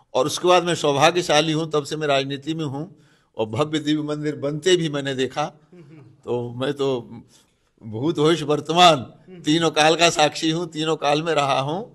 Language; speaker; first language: Hindi; native; Hindi